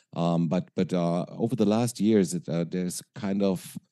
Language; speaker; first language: English; non-native, fluent; German